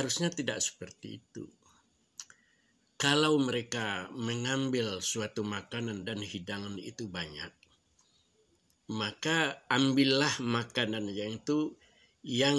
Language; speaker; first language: Indonesian; non-native, local second language; Minangkabau